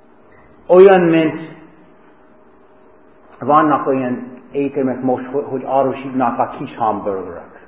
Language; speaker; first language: Hungarian; early bilingual, heritage; Hungarian